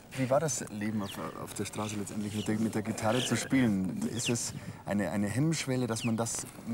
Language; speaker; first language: German; native; German